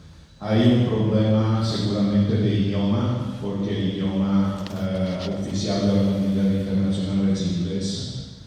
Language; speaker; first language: Spanish; non-native, fluent; Italian